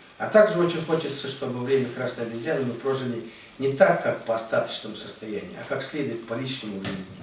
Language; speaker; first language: Russian; non-native, local second language; Buriat